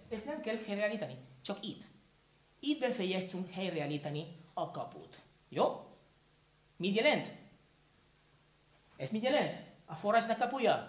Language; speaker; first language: Hungarian; non-native, fluent; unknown